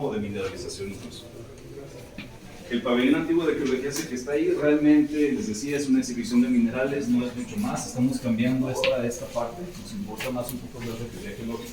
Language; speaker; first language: Spanish; native; Spanish